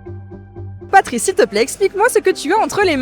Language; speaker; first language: French; native; French